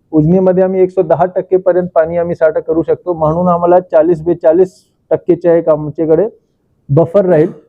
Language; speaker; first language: Marathi; non-native, local second language; Hindi